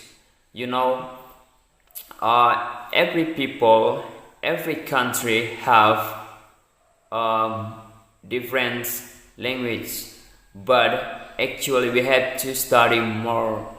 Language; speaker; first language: English; non-native, learner; Indonesian